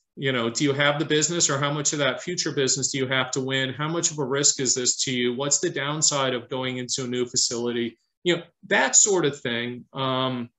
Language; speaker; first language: English; native; English